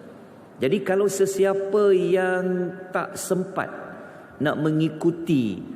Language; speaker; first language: Malay; native; Malay